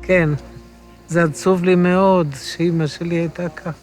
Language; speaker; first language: Hebrew; early bilingual, other home language; Romany